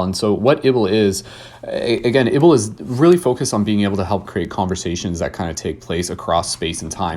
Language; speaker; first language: English; native; English